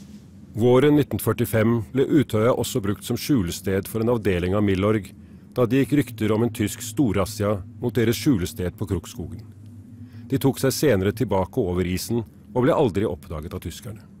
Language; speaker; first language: Norwegian; native; Norwegian